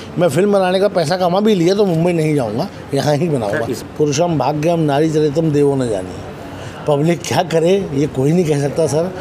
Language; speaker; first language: Hindi; native; Hindi